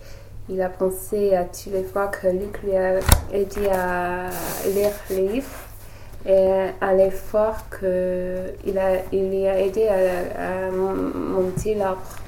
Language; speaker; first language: French; non-native, learner; English